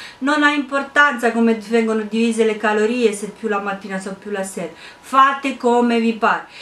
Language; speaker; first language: Italian; non-native, fluent; Romanian